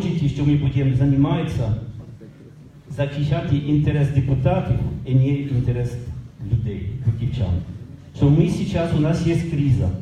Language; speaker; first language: Ukrainian; non-native, learner; French